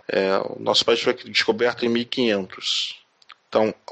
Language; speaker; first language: Portuguese; native; Portuguese